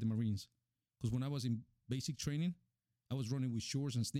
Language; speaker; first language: English; non-native, fluent; Spanish